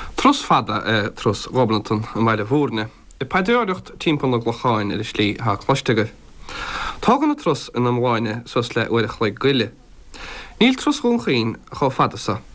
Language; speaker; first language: Irish; native; Irish